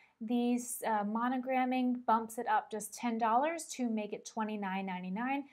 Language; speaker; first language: English; native; English